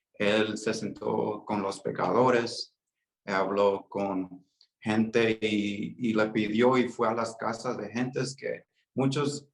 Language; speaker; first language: Spanish; early bilingual, heritage; Spanish